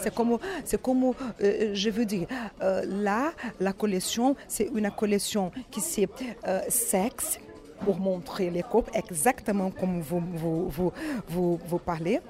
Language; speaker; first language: French; non-native, learner; Portuguese